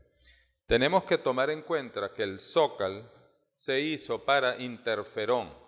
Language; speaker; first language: Spanish; native; Spanish